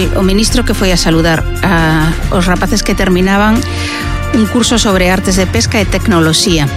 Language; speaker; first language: Galician; non-native, local second language; Spanish